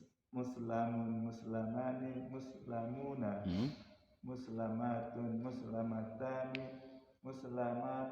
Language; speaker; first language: Arabic; non-native, learner; Indonesian